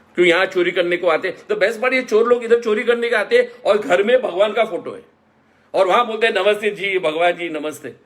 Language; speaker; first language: Hindi; non-native, local second language; Marathi